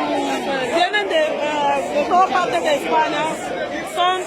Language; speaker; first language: Spanish; non-native, learner; Igbo